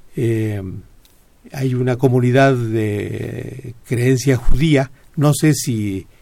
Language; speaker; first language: Spanish; native; Spanish